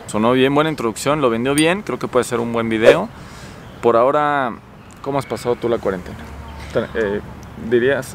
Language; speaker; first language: Spanish; native; Spanish